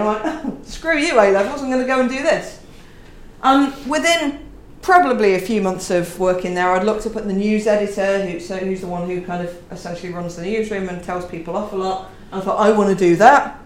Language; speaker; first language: English; native; English